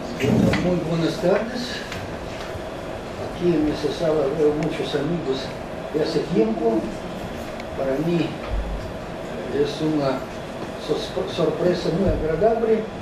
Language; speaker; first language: Spanish; non-native, fluent; Russian